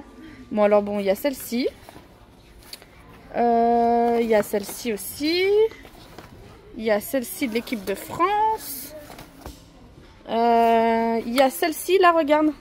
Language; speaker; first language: French; native; French